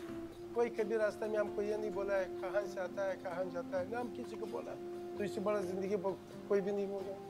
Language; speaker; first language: Hindi; non-native, fluent; Pashto